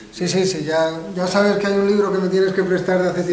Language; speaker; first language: Spanish; native; Spanish